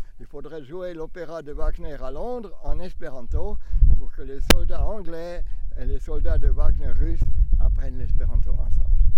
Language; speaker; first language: French; native; French